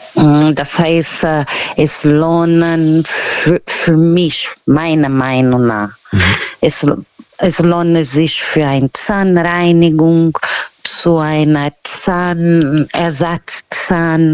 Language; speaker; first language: German; non-native, fluent; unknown